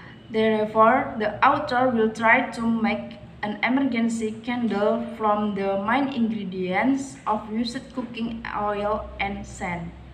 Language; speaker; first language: English; non-native, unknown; Indonesian